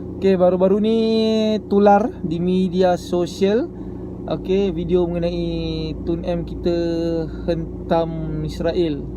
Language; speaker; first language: Malay; native; Malay